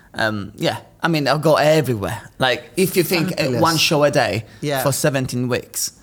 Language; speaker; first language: English; non-native, fluent; Italian